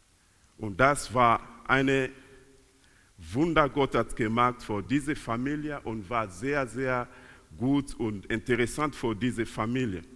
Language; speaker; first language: German; non-native, learner; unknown